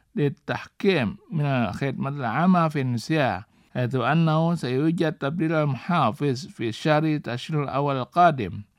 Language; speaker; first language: Arabic; non-native, fluent; Indonesian